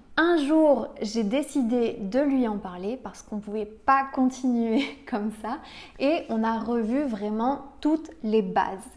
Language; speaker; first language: French; native; French